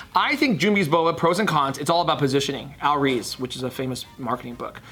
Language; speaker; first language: English; native; English